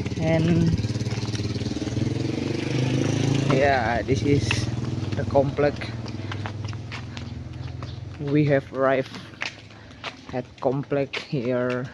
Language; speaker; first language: English; non-native, learner; Indonesian